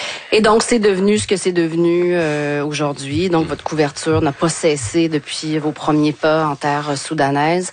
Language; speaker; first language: French; native; French